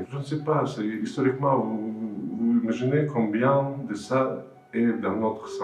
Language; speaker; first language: French; non-native, fluent; Russian